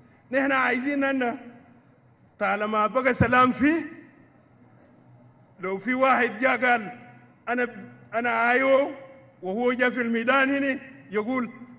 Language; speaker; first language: Arabic; non-native, local second language; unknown